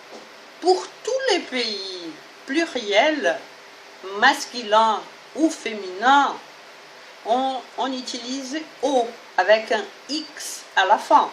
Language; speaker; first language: French; non-native, fluent; Portuguese